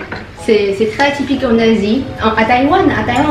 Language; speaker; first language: French; non-native, learner; Chinese